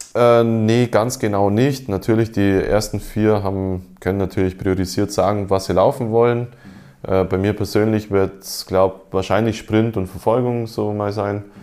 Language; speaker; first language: German; native; German